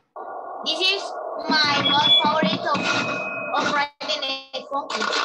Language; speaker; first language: English; non-native, learner; Spanish